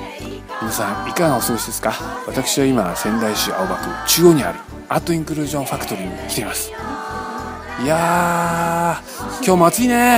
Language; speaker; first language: Japanese; native; Japanese